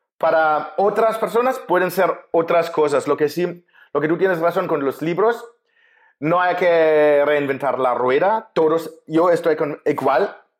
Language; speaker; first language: Spanish; non-native, fluent; German